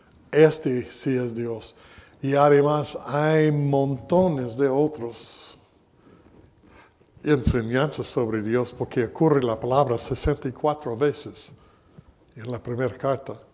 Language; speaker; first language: Spanish; non-native, fluent; English